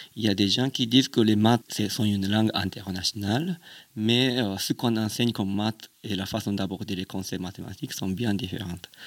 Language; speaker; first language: French; non-native, fluent; Japanese